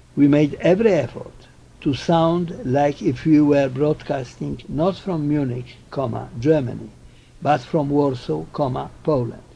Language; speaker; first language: English; non-native, fluent; Polish